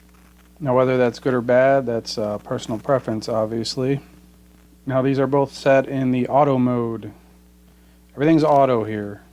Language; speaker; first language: English; native; English